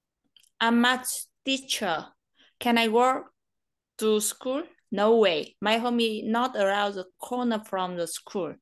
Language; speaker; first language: English; non-native, learner; Vietnamese